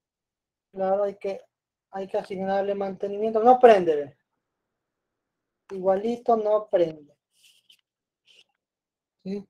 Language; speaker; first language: Spanish; native; Spanish